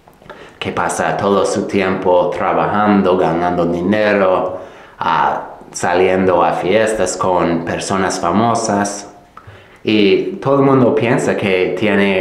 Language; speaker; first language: Spanish; non-native, fluent; English